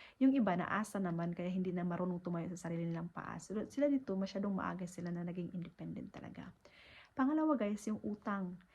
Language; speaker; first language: Filipino; native; Filipino